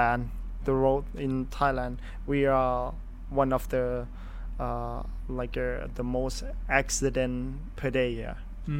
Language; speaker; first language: English; non-native, fluent; Thai